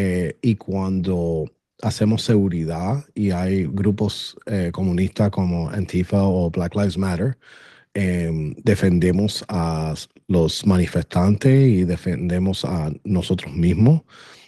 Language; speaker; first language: Spanish; early bilingual, other home language; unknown